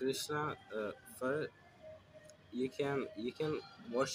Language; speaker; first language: English; non-native, fluent; Russian